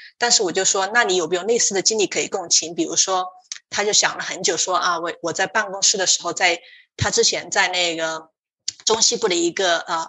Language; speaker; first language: Chinese; native; Chinese